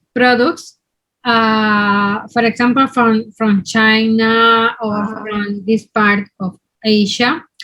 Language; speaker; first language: English; non-native, learner; Spanish